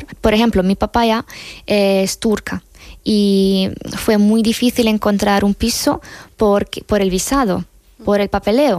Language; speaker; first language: Spanish; non-native, fluent; Hungarian